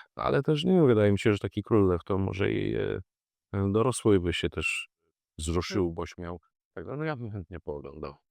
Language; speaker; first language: Polish; native; Polish